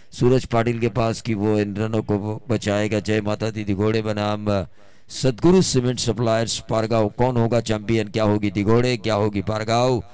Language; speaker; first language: Hindi; non-native, local second language; Marathi